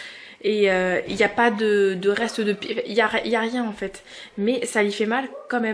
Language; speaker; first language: French; native; French